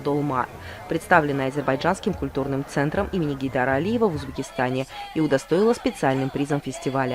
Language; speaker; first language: Russian; native; Russian